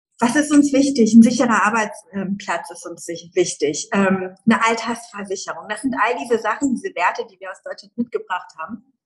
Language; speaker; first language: German; early bilingual, other home language; Persian